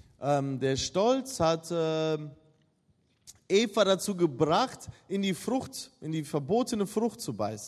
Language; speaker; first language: German; non-native, fluent; Russian